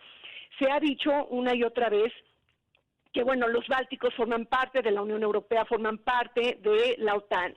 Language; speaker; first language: Spanish; native; Spanish